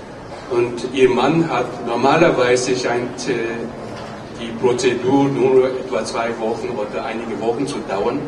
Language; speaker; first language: German; non-native, fluent; Tibetan